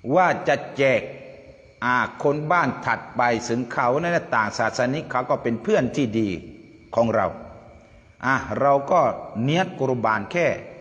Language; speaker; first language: Thai; non-native, local second language; Pattani Malay